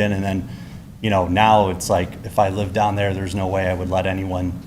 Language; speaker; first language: English; native; English